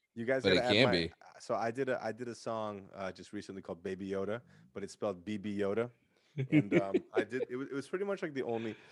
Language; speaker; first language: English; native; English